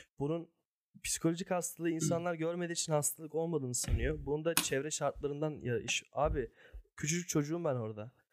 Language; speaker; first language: Turkish; early bilingual, heritage; Turkish